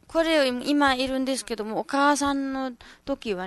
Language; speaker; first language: Japanese; non-native, learner; Nepali